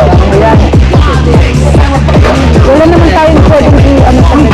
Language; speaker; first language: Filipino; native; Filipino